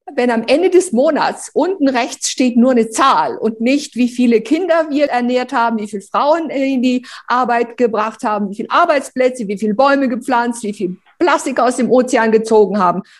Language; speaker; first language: German; early bilingual, other home language; Romanian